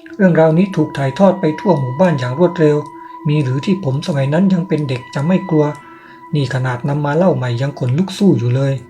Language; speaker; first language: Thai; native; Thai